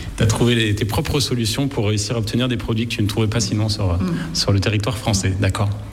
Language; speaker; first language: French; native; French